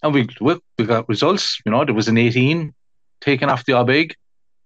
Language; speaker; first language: English; native; English